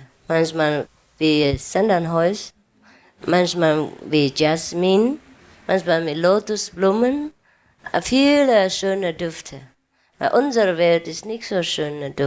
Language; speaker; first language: German; non-native, learner; Vietnamese